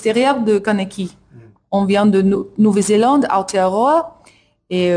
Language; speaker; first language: French; non-native, learner; English